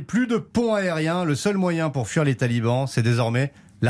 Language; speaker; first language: French; native; French